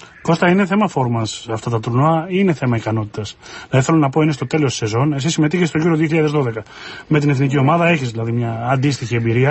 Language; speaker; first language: Greek; native; Greek